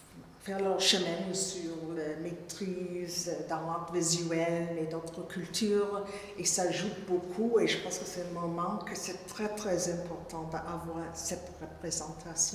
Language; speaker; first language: French; non-native, fluent; English